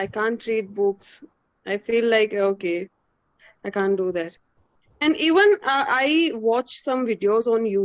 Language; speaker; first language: English; non-native, learner; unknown